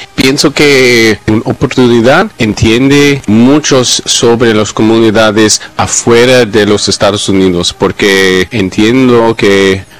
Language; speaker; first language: Spanish; non-native, learner; English